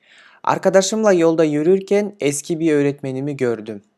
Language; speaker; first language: Turkish; non-native, fluent; Kyrgyz